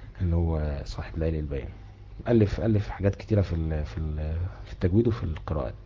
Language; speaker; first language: Arabic; native; Arabic